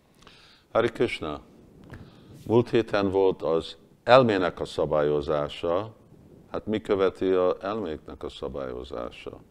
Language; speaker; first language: Hungarian; early bilingual, heritage; Hungarian